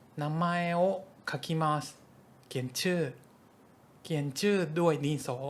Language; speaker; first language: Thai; non-native, fluent; Japanese